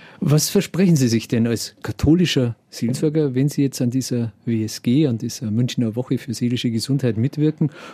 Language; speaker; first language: German; native; German